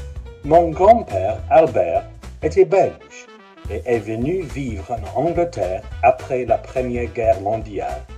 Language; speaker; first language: French; non-native, learner; English